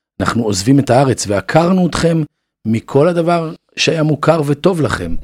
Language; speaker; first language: Hebrew; native; Hebrew